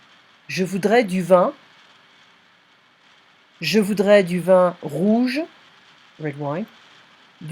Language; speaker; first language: French; non-native, fluent; English